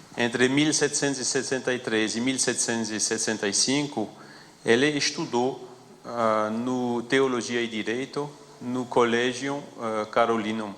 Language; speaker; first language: Portuguese; non-native, fluent; French